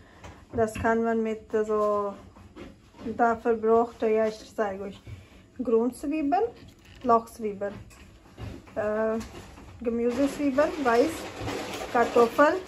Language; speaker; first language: German; non-native, learner; Urdu